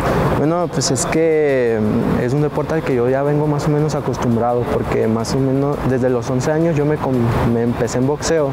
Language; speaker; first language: Spanish; native; Spanish